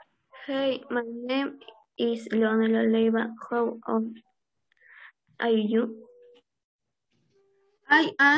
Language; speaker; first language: English; non-native, learner; Spanish